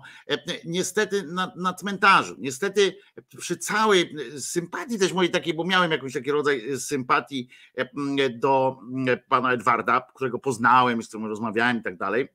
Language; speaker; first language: Polish; native; Polish